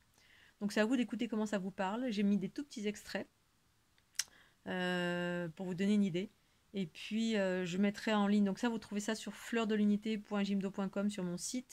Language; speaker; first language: French; native; French